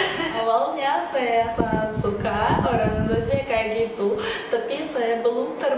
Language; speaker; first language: Indonesian; non-native, fluent; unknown